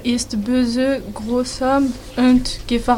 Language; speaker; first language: German; non-native, learner; French